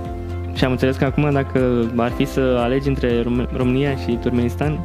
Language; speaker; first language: Romanian; native; Romanian